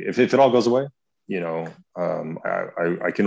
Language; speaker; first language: English; native; English